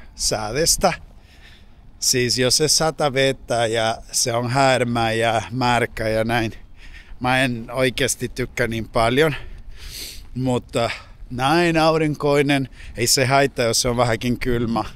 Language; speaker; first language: Finnish; non-native, fluent; English